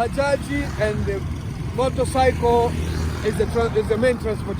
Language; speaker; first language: English; non-native, local second language; Swahili